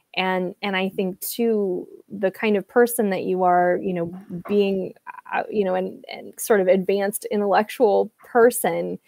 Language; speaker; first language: English; native; English